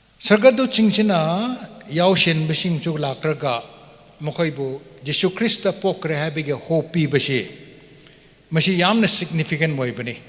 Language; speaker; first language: Manipuri; non-native, local second language; Tangkhul Naga (India)